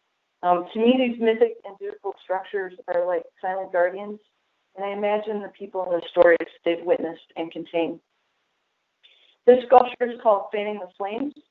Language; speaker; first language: English; native; English